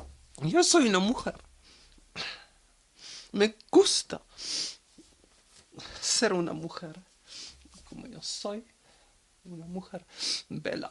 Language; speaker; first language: Spanish; non-native, learner; French